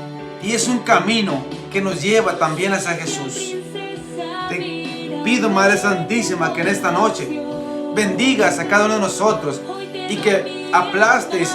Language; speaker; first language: Spanish; native; Spanish